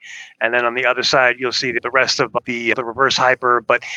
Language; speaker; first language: English; native; English